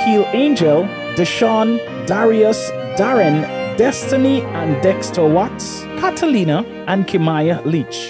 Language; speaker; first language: English; native; English